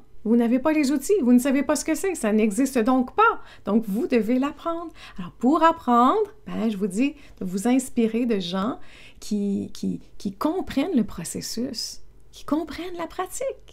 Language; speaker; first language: French; native; French